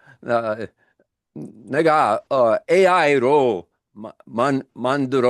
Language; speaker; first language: Korean; non-native, learner; English